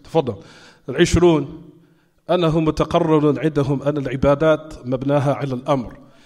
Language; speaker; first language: Arabic; non-native, fluent; English